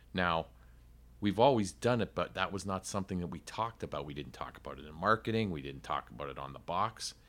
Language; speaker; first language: English; native; English